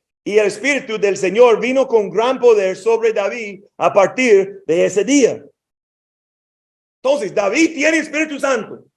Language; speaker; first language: Spanish; non-native, fluent; English